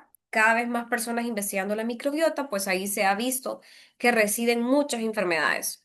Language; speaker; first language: Spanish; native; Spanish